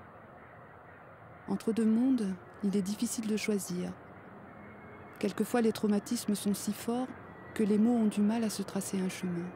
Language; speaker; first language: French; native; French